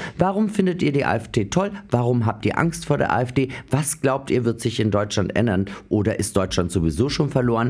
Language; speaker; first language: German; native; German